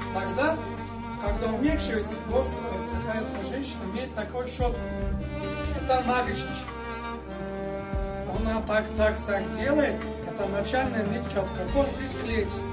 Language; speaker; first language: Russian; non-native, learner; Turkish